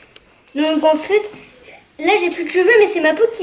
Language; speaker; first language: French; native; French